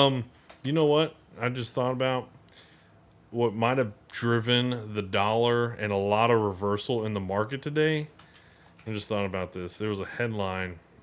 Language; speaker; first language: English; native; English